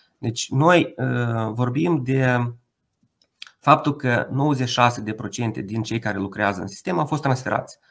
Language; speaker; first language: Romanian; native; Romanian